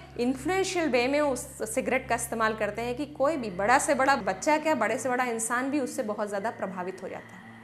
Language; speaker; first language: Hindi; native; Hindi